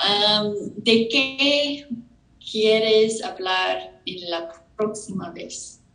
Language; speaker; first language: Spanish; non-native, learner; English